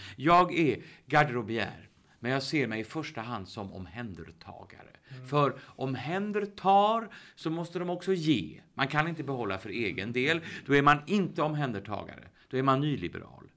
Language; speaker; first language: Swedish; native; Swedish